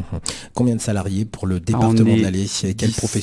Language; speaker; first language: French; native; French